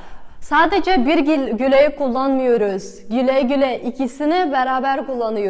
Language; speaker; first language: Turkish; non-native, fluent; Kazakh